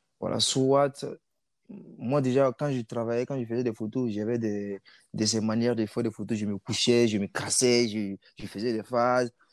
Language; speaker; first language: French; non-native, local second language; Mossi